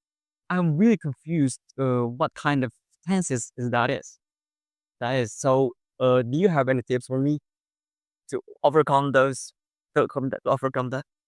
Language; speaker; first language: English; non-native, fluent; Indonesian